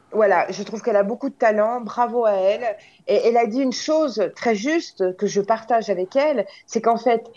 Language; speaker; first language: French; native; French